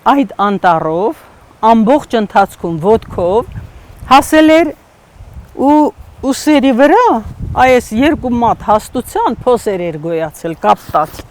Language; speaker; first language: Armenian; native; Armenian